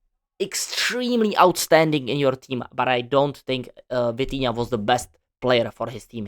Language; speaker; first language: English; non-native, fluent; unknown